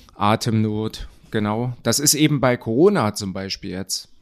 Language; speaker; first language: German; native; German